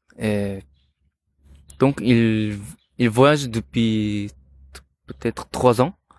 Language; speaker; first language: French; non-native, learner; Korean